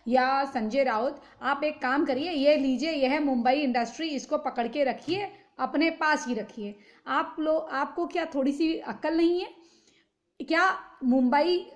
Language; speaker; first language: Hindi; native; Hindi